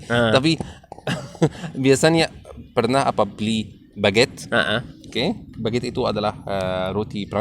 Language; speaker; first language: Indonesian; non-native, learner; Arabic